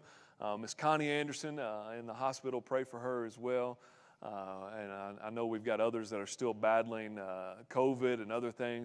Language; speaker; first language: English; native; English